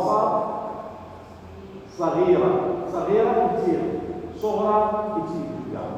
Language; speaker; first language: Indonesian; non-native, learner; Arabic